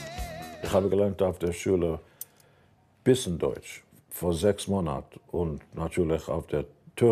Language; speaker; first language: German; non-native, learner; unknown